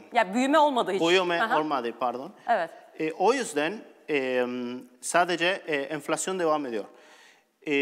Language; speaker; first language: Turkish; non-native, learner; Spanish